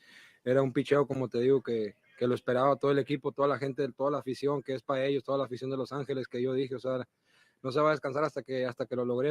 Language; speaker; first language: Spanish; native; Spanish